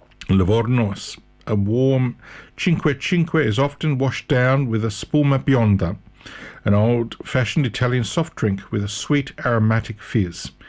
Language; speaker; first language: English; early bilingual, other home language; Italian